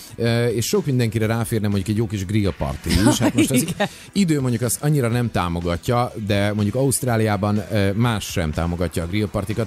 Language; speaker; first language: Hungarian; native; Hungarian